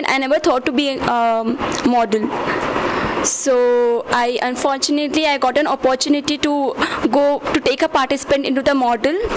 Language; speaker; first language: English; non-native, local second language; Kannada